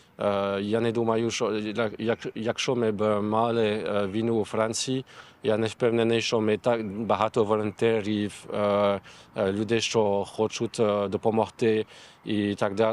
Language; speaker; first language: Ukrainian; non-native, learner; French